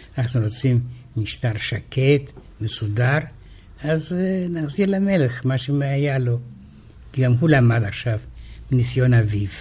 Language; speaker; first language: Hebrew; non-native, fluent; Romanian